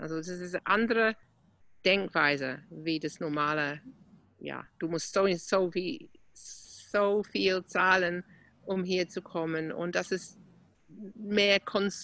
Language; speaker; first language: German; non-native, fluent; English